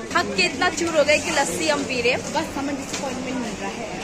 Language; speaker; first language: Hindi; native; Hindi